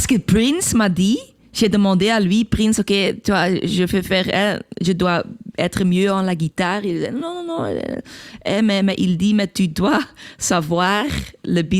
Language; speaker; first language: French; non-native, local second language; Dutch